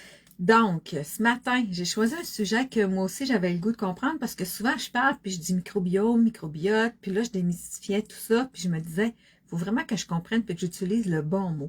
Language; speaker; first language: French; native; French